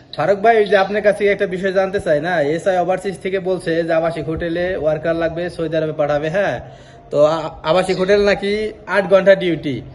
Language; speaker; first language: Bangla; native; Bangla